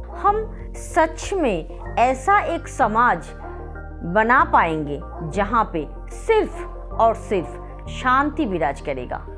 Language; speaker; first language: Hindi; non-native, local second language; Bangla